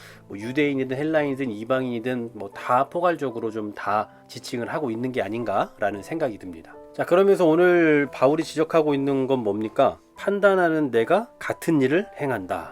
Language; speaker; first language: Korean; native; Korean